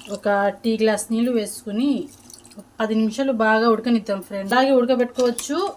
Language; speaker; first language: Telugu; non-native, local second language; Urdu